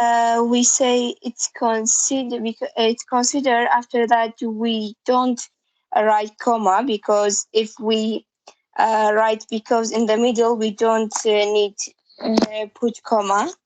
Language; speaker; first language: English; non-native, learner; Central Kurdish